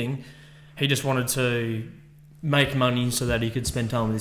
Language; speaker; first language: English; native; English